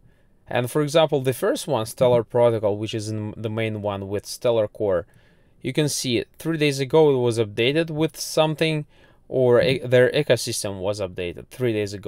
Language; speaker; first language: English; non-native, fluent; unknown